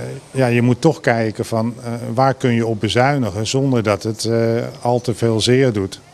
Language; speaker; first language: Dutch; native; Dutch